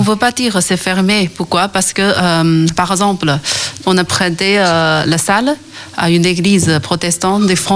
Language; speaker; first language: French; non-native, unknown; Chinese